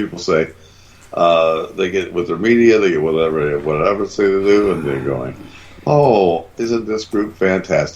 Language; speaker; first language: English; native; English